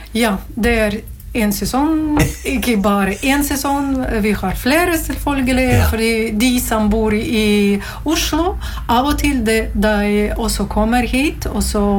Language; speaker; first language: Norwegian; non-native, learner; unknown